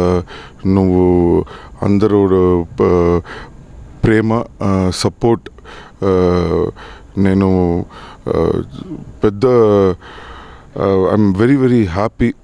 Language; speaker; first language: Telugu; non-native, learner; Tamil